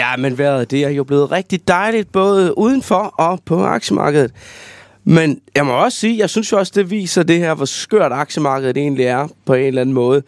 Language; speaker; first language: Danish; native; Danish